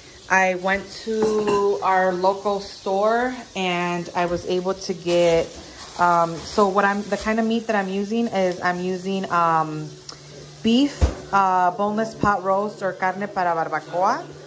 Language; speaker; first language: English; early bilingual, other home language; Spanish